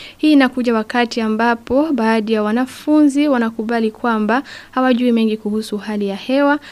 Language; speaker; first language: Swahili; non-native, local second language; Rundi